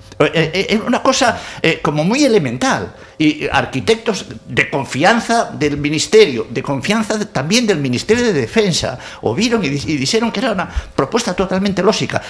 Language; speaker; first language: Galician; non-native, local second language; Spanish